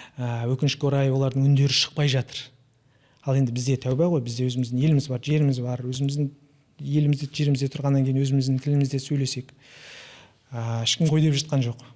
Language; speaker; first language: Kazakh; native; Kazakh